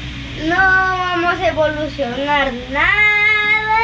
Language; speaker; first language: Spanish; native; Spanish